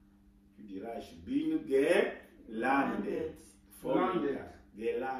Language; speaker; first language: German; non-native, fluent; French